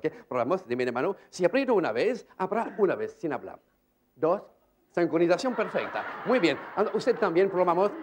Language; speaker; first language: Spanish; non-native, learner; French